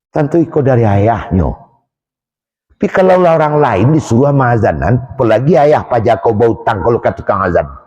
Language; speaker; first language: Malay; non-native, local second language; Minangkabau